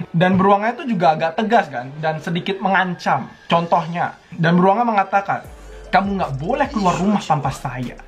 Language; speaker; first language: Indonesian; native; Indonesian